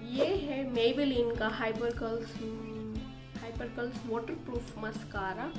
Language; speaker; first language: Hindi; non-native, local second language; Gujarati